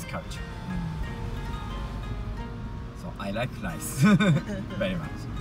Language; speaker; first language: English; non-native, learner; Japanese